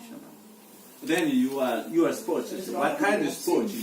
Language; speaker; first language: English; non-native, learner; Korean